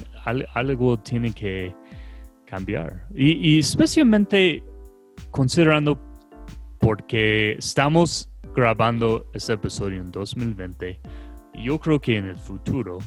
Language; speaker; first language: Spanish; non-native, fluent; English